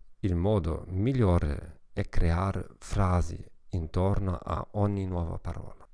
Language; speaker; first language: Italian; non-native, learner; German